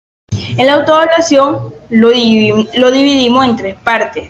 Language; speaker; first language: Spanish; native; Spanish